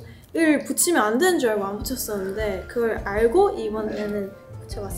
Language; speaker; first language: Korean; non-native, fluent; Japanese